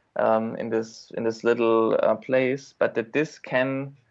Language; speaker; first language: English; non-native, fluent; German